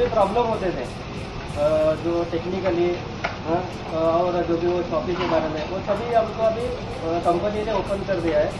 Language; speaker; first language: Hindi; non-native, local second language; Marathi